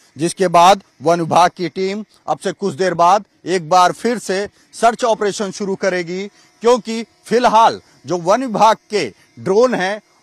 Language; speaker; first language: Hindi; native; Hindi